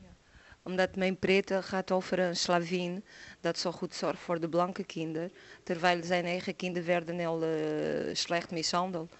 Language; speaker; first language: Dutch; non-native, fluent; Portuguese